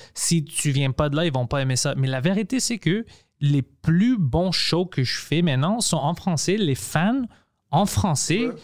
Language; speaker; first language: French; non-native, local second language; English